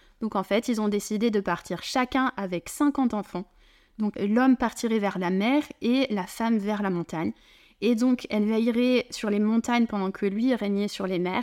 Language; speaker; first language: French; native; French